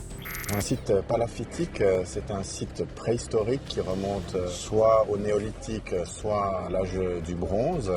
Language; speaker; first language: French; native; French